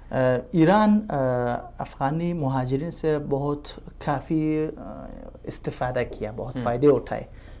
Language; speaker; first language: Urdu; non-native, fluent; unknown